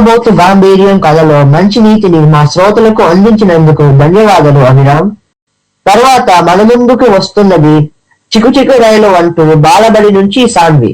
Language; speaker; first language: Telugu; early bilingual, heritage; Telugu